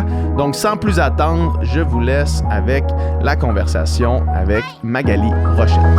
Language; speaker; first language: French; native; French